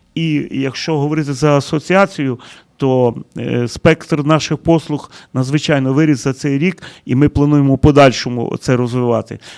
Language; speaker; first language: Ukrainian; early bilingual, heritage; Ukrainian